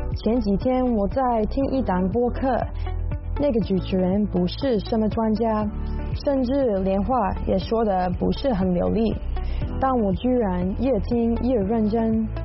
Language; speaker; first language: Chinese; non-native, fluent; English